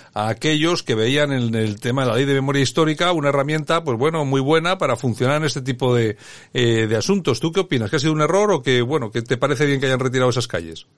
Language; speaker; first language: Spanish; native; Spanish